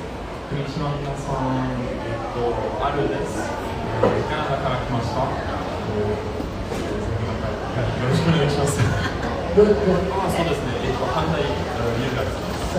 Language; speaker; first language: Japanese; non-native, learner; English